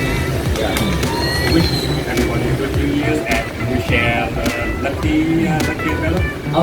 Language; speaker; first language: English; non-native, fluent; Vietnamese